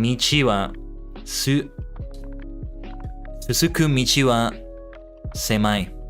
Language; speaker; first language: Japanese; non-native, learner; English